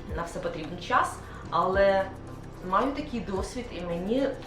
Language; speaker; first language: Ukrainian; non-native, local second language; Russian